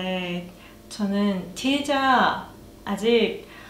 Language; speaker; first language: Korean; non-native, learner; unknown